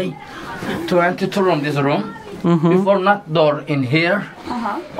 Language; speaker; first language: English; non-native, learner; Arabic